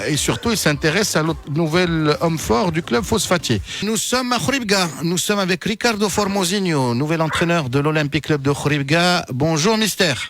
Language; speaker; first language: French; native; French